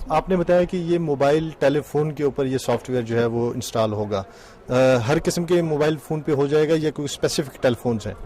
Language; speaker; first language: Urdu; native; Urdu